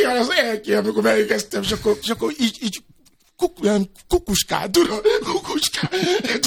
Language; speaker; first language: Hungarian; non-native, fluent; Yoruba